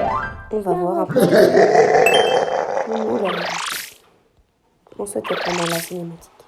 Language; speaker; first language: French; native; French